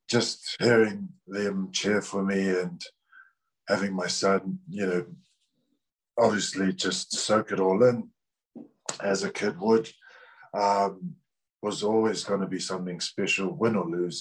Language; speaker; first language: English; native; English